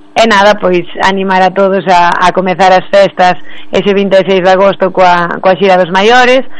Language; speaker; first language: Galician; native; Galician